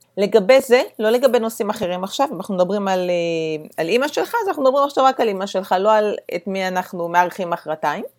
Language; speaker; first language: Hebrew; native; Hebrew